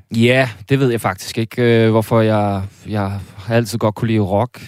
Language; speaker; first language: Danish; native; Danish